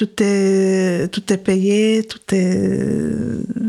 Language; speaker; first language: French; non-native, fluent; Polish